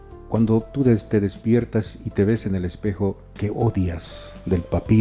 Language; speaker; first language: Spanish; native; Spanish